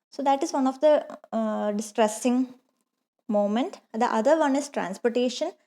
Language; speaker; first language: English; non-native, local second language; Malayalam